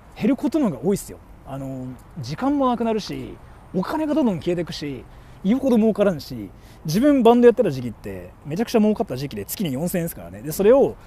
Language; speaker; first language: Japanese; early bilingual, heritage; Japanese